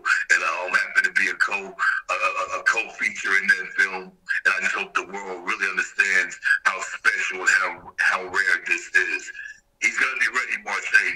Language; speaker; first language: English; native; English